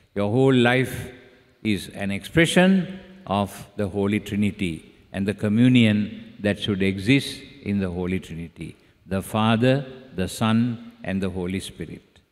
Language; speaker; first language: English; non-native, local second language; Sinhala